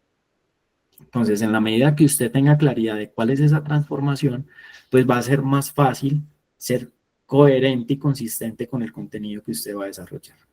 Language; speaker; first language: Spanish; native; Spanish